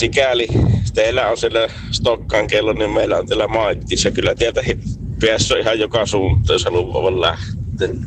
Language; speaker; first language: Finnish; native; Finnish